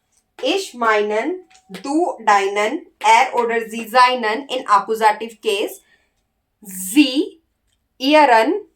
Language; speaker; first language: German; non-native, learner; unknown